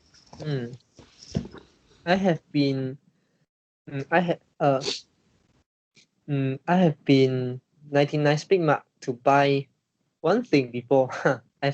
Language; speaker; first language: English; non-native, learner; Chinese